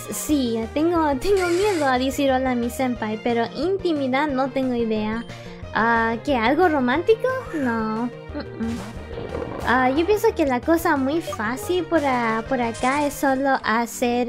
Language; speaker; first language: Spanish; early bilingual, heritage; English